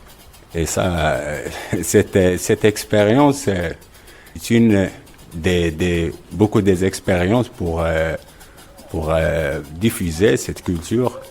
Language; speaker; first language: French; non-native, local second language; Arabic